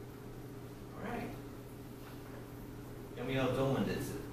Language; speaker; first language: Chinese; non-native, fluent; English